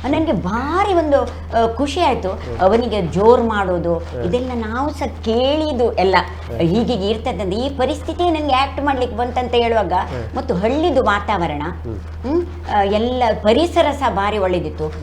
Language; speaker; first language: Kannada; non-native, local second language; Konkani